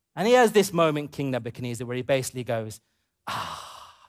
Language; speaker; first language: English; native; English